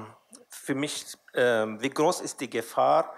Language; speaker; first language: German; non-native, fluent; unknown